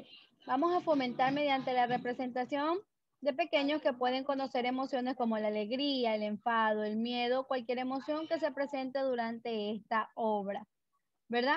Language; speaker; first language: Spanish; native; Spanish